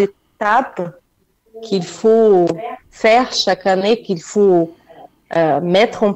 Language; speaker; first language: French; non-native, fluent; Portuguese